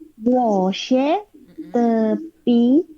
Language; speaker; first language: Chinese; non-native, learner; Indonesian